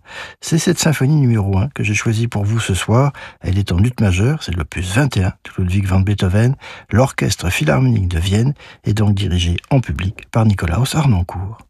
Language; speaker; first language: French; native; French